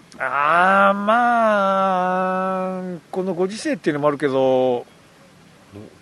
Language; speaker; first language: Japanese; native; Japanese